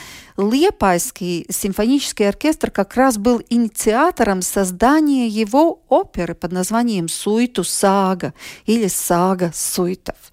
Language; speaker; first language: Russian; native; Russian